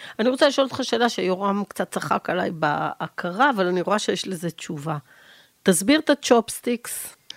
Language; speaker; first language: Hebrew; native; Hebrew